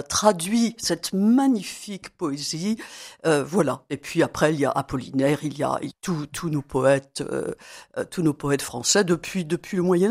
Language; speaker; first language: French; native; French